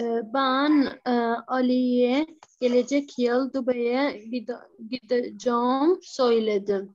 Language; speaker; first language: Turkish; non-native, learner; Arabic